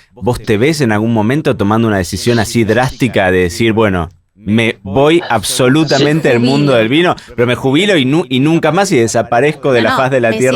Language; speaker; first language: Spanish; native; Spanish